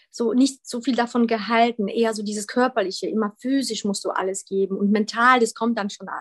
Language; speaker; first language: German; early bilingual, other home language; Polish